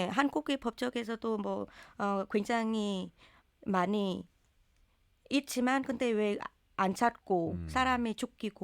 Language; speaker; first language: Korean; non-native, learner; Vietnamese